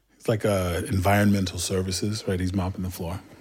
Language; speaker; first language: English; non-native, fluent; Turkish